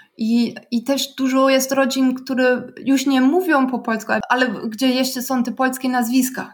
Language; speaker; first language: Polish; non-native, learner; German